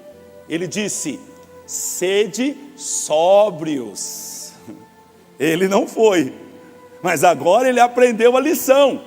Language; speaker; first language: Portuguese; native; Portuguese